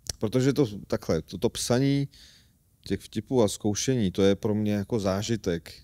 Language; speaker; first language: Czech; non-native, fluent; Armenian